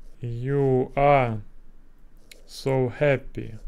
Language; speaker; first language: English; non-native, learner; Russian